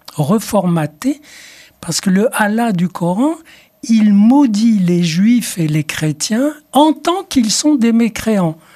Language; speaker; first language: French; non-native, local second language; Arabic